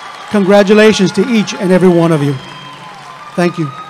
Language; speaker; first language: English; native; English